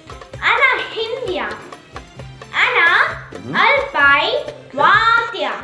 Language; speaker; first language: Arabic; non-native, learner; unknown